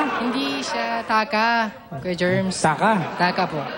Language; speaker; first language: Filipino; non-native, learner; Japanese